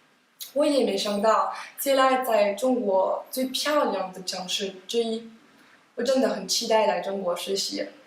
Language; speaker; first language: Chinese; non-native, fluent; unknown